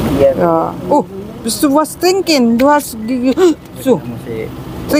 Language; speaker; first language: German; non-native, learner; Filipino